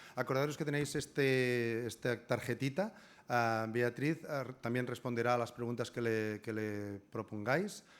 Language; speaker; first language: Spanish; non-native, local second language; Catalan